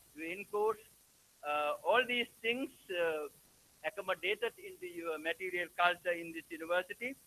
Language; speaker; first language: English; non-native, local second language; Sinhala